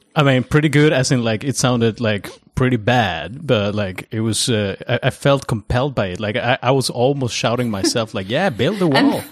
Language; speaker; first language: English; non-native, fluent; Spanish